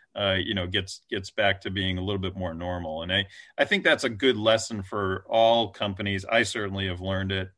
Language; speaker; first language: English; native; English